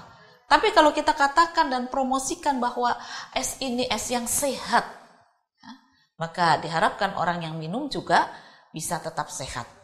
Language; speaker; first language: Indonesian; native; Indonesian